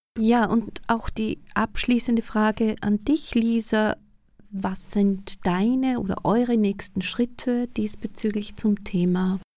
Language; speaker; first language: German; native; German